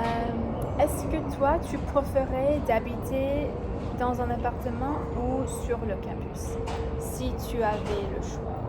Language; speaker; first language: French; non-native, learner; English